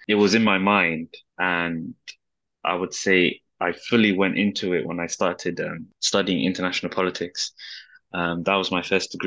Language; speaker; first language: English; native; English